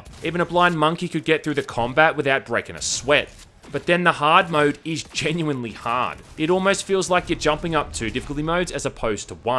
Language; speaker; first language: English; native; English